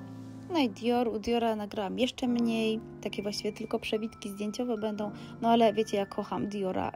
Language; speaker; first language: Polish; native; Polish